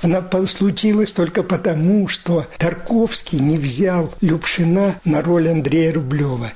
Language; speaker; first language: Russian; native; Russian